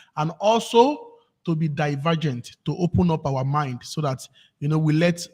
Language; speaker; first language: English; non-native, local second language; Yoruba